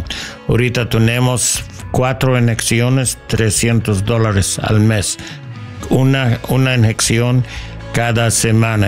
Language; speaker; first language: Spanish; non-native, learner; English